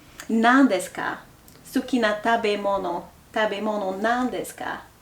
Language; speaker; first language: Japanese; non-native, learner; Bulgarian